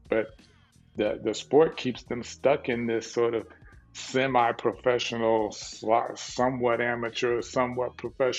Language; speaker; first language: English; native; English